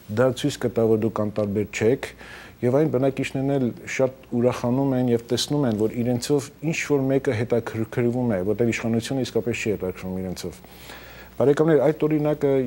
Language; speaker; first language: Armenian; early bilingual, heritage; Armenian